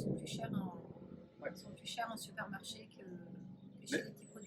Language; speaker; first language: French; native; French